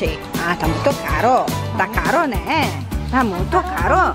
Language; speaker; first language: Portuguese; native; Portuguese